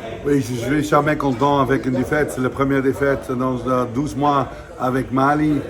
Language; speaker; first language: French; non-native, fluent; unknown